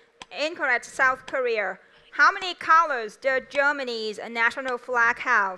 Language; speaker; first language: English; non-native, fluent; Vietnamese